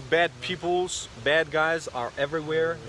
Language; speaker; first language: English; non-native, learner; Tajik